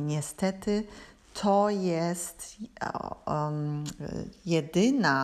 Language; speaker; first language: Polish; non-native, learner; German